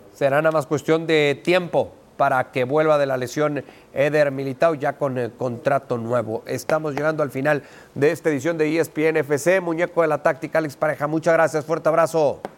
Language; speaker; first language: Spanish; native; Spanish